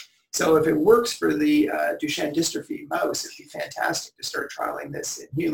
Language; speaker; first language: English; native; English